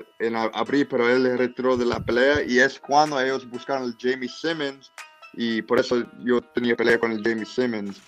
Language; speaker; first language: Spanish; early bilingual, heritage; English